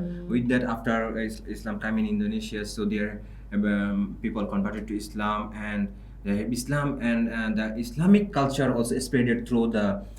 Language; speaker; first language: English; non-native, local second language; Bangla